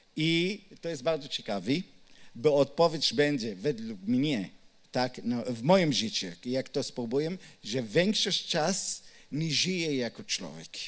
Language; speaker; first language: Polish; non-native, learner; Hebrew